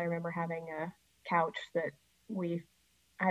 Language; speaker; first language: English; native; English